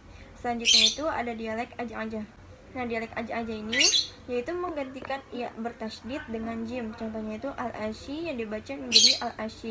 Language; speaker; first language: Indonesian; native; Indonesian